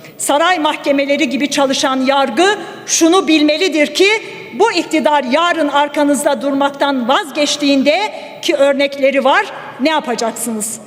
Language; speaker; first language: Turkish; native; Turkish